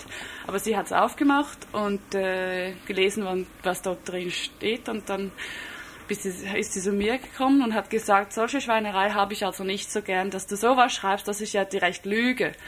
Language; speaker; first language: German; non-native, fluent; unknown